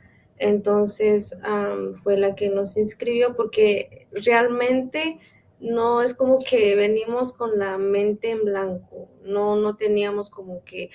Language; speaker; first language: Spanish; non-native, local second language; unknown